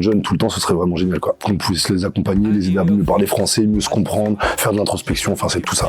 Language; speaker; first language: French; native; French